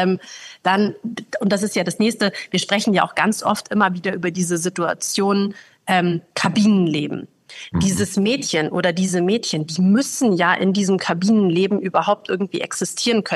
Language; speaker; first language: German; native; German